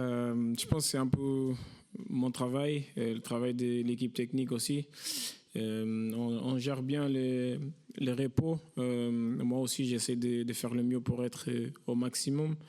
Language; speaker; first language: French; non-native, fluent; Portuguese